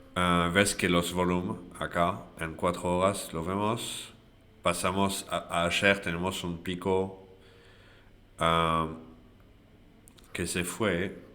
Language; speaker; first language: Spanish; non-native, fluent; French